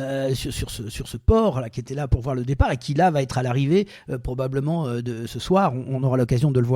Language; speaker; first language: French; native; French